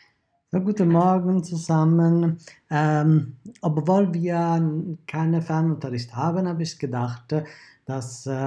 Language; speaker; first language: German; non-native, fluent; Italian